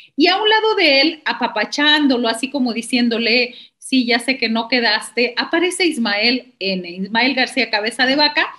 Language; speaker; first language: Spanish; native; Spanish